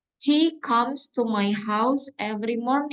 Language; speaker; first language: English; non-native, fluent; Indonesian